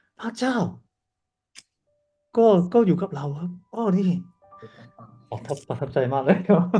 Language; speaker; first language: Thai; non-native, learner; Cantonese